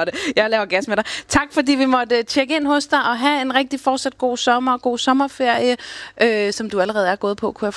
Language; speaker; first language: Danish; native; Danish